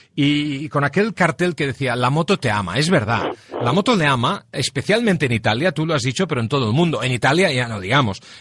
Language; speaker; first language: Spanish; non-native, local second language; Catalan